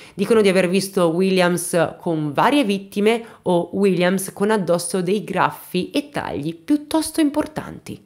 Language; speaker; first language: Italian; native; Italian